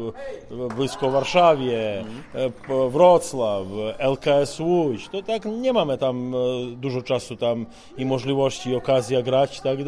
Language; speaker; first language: Polish; non-native, learner; Serbian